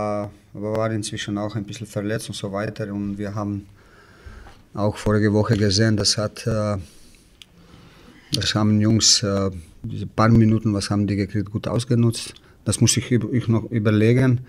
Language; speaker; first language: German; non-native, fluent; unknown